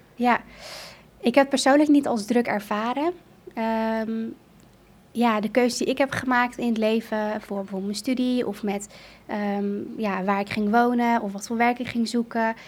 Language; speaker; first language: Dutch; early bilingual, other home language; Kurdish